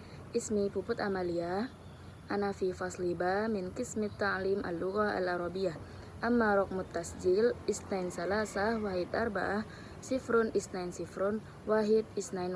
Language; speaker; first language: Arabic; non-native, learner; Indonesian